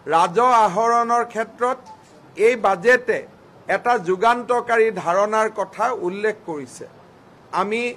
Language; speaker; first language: Assamese; native; Assamese